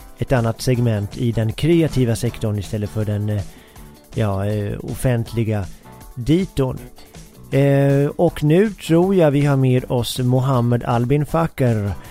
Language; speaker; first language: Swedish; native; Swedish